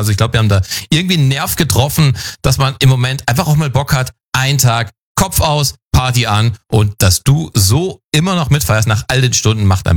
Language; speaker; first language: German; native; German